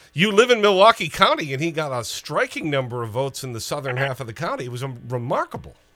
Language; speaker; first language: English; native; English